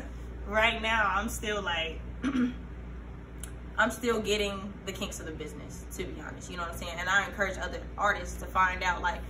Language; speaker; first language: English; native; English